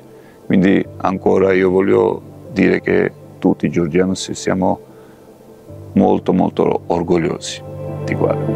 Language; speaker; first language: Italian; non-native, fluent; Georgian